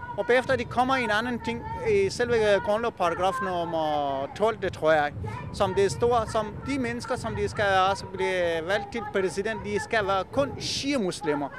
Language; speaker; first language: Danish; non-native, fluent; Persian